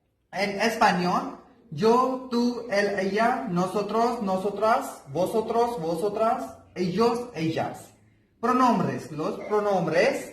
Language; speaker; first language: Spanish; non-native, fluent; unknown